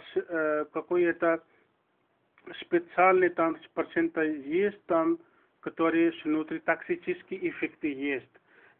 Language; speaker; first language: Russian; non-native, learner; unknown